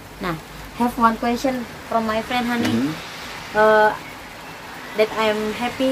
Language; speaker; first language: English; non-native, learner; Indonesian